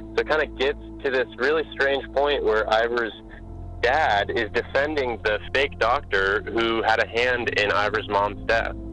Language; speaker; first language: English; native; English